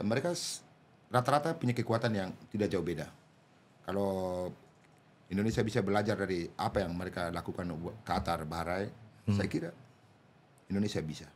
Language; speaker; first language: Indonesian; non-native, local second language; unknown